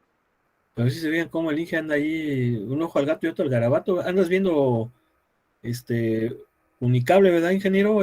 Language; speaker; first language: Spanish; native; Spanish